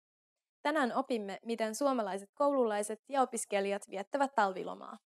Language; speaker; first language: Finnish; native; Finnish